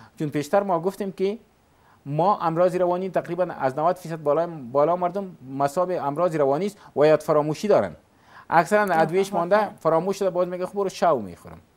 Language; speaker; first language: Persian; native; Persian